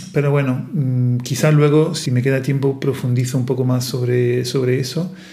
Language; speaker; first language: Spanish; non-native, fluent; Italian